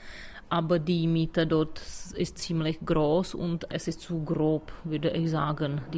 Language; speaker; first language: German; non-native, fluent; Czech